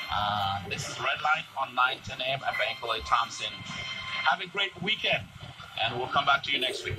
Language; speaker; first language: English; native; English